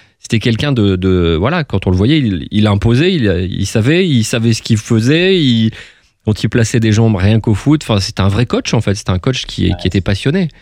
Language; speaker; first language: French; native; French